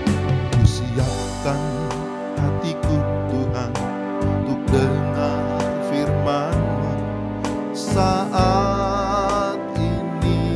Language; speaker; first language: Indonesian; native; Indonesian